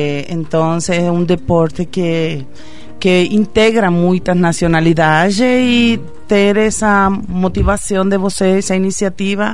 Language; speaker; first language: Portuguese; non-native, fluent; Spanish